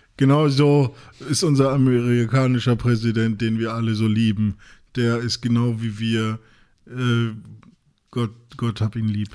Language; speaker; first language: German; native; German